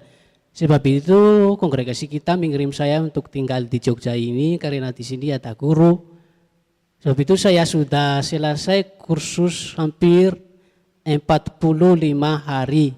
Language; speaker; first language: Indonesian; non-native, learner; Malagasy